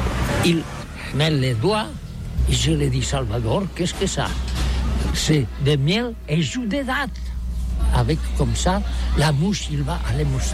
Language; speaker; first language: French; non-native, learner; Catalan